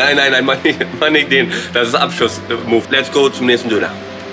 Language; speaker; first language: German; native; German